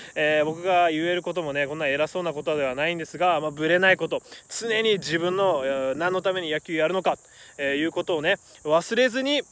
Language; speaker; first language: Japanese; native; Japanese